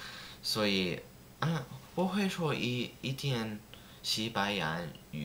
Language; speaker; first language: Chinese; non-native, learner; English